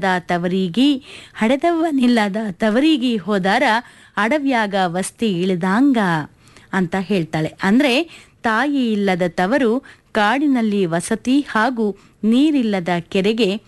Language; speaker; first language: Kannada; native; Kannada